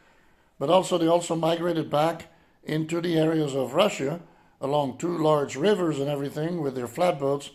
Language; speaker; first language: English; non-native, fluent; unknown